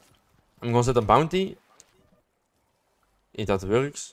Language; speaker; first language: English; non-native, learner; Dutch